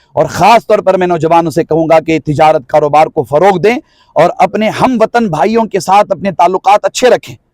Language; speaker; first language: Urdu; native; Urdu